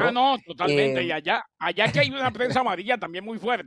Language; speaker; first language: Spanish; native; Spanish